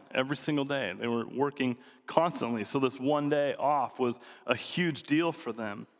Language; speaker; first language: English; native; English